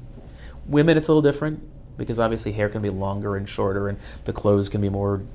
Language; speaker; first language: English; native; English